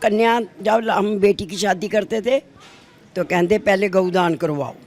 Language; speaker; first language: Hindi; non-native, local second language; Punjabi